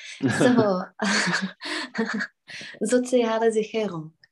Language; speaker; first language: German; non-native, fluent; Czech